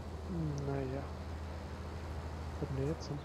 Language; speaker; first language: German; native; German